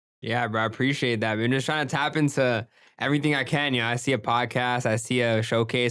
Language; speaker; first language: English; early bilingual, other home language; Gujarati